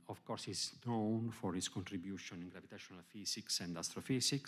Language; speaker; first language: English; non-native, fluent; Italian